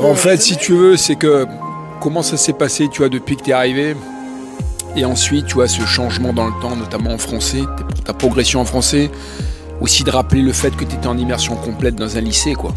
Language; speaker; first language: French; native; French